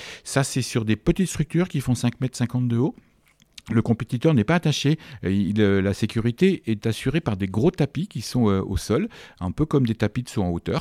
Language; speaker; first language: French; native; French